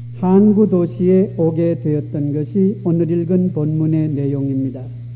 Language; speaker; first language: Korean; native; Korean